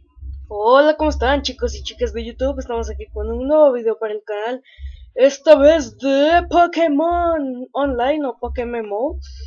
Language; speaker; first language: Spanish; native; Spanish